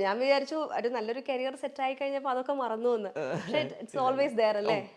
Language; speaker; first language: Malayalam; native; Malayalam